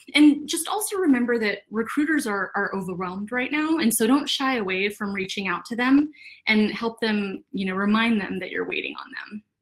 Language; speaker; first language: English; native; English